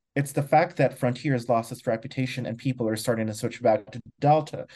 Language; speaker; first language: English; non-native, local second language; Filipino